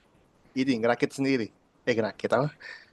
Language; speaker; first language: Indonesian; native; Indonesian